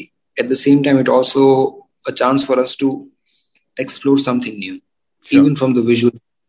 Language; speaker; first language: English; non-native, local second language; Gujarati